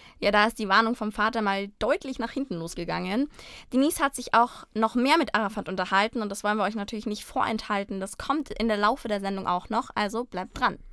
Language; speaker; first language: German; native; German